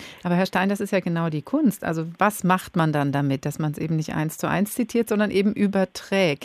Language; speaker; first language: German; native; German